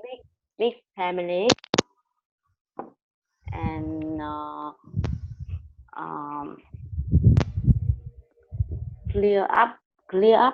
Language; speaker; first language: English; non-native, learner; Vietnamese